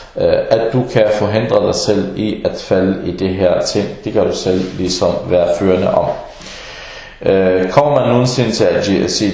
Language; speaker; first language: Danish; early bilingual, other home language; Arabic